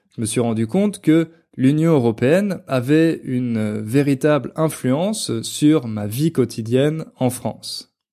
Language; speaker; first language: French; native; French